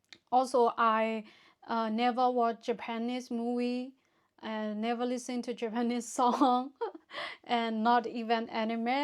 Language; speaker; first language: English; non-native, fluent; Burmese